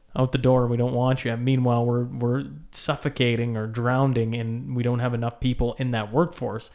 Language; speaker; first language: English; native; English